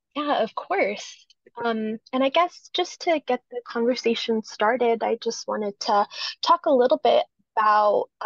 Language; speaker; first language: English; native; English